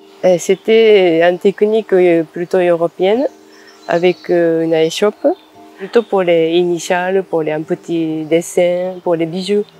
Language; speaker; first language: French; non-native, fluent; Japanese